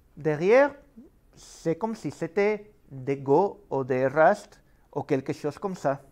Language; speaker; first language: French; non-native, fluent; Spanish